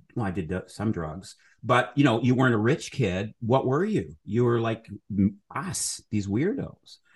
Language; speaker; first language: English; native; English